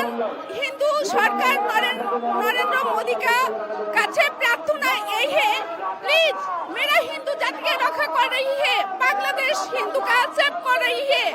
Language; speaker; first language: Hindi; non-native, learner; Bangla